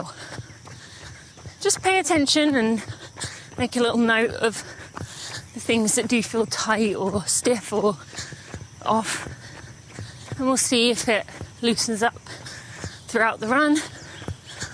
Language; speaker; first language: English; native; English